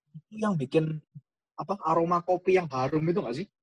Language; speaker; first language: Indonesian; native; Indonesian